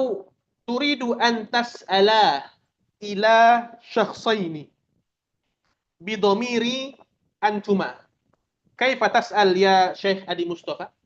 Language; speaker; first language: Arabic; non-native, fluent; Indonesian